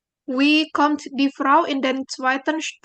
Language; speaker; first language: German; non-native, fluent; Indonesian